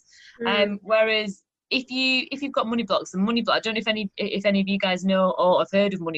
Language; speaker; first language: English; native; English